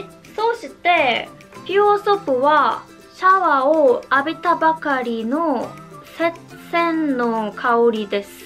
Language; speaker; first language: Japanese; non-native, fluent; Korean